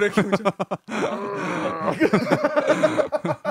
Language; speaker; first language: Korean; native; Korean